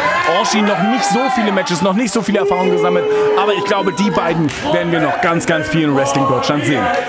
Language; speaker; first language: German; native; German